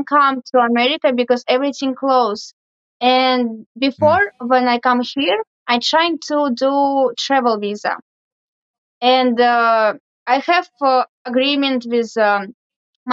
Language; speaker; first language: English; non-native, learner; Russian